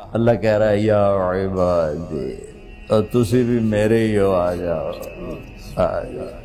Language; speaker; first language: Urdu; non-native, local second language; Punjabi